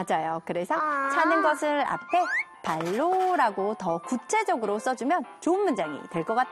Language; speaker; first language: Korean; native; Korean